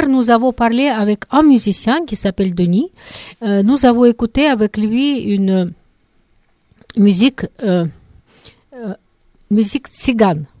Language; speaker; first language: French; non-native, learner; Russian